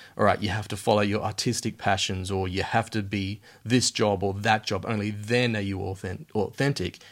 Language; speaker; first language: English; native; English